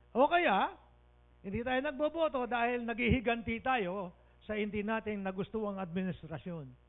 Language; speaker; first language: Filipino; native; Filipino